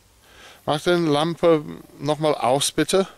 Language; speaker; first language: German; non-native, learner; English